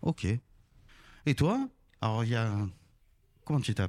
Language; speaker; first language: French; native; French